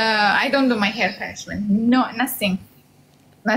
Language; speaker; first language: English; non-native, learner; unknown